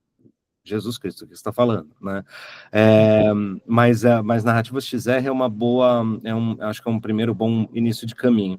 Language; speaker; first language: Portuguese; native; Portuguese